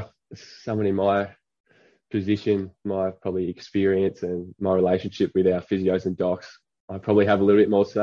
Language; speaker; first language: English; native; English